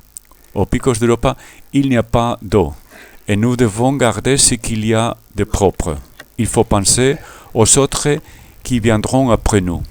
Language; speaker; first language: French; non-native, learner; Spanish